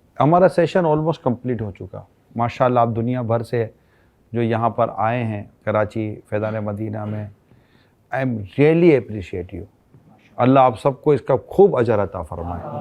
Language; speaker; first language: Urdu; native; Urdu